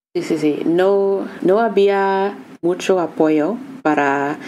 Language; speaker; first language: Spanish; non-native, learner; English